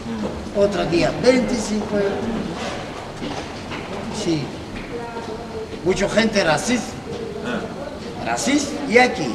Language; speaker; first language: Spanish; non-native, learner; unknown